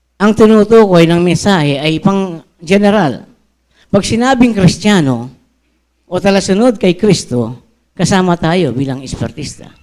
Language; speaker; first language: Filipino; non-native, local second language; Pampanga